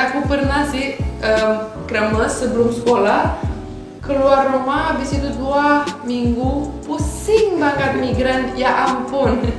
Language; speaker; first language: Indonesian; non-native, fluent; Romanian